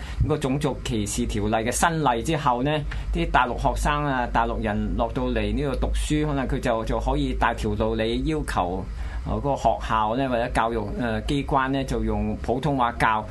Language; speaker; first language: Cantonese; native; Cantonese